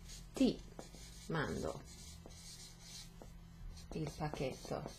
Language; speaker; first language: Italian; non-native, fluent; English